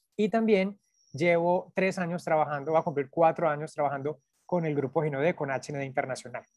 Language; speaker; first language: Spanish; native; Spanish